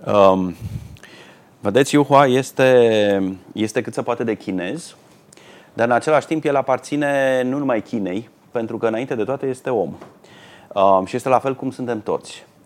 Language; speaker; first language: Romanian; native; Romanian